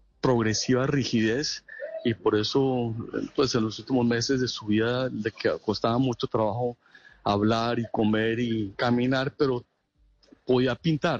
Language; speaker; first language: Spanish; native; Spanish